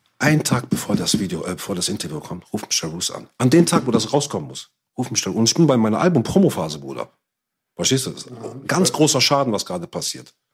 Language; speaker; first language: German; early bilingual, other home language; Arabic